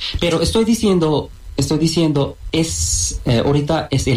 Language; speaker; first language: Spanish; non-native, fluent; Bangla